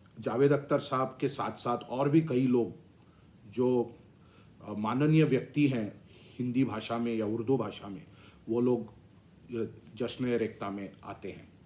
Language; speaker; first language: Hindi; non-native, local second language; Tamil